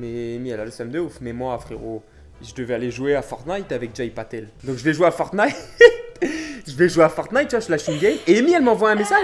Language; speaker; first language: French; native; French